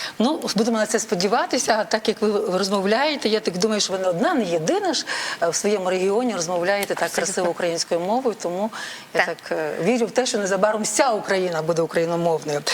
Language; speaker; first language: Ukrainian; native; Ukrainian